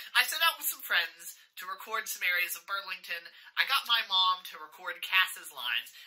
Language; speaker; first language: English; native; English